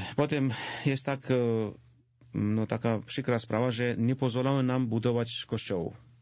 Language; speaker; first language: Polish; non-native, fluent; Georgian